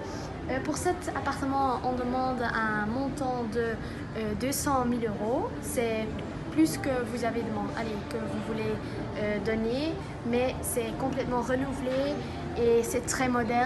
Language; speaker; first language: French; non-native, fluent; Dutch